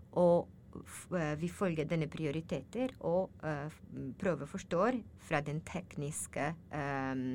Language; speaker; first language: Norwegian; non-native, learner; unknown